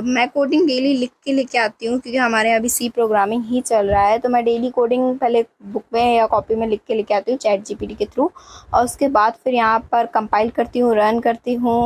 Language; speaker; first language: Hindi; native; Hindi